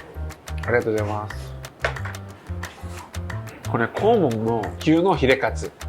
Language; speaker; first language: Japanese; non-native, fluent; Korean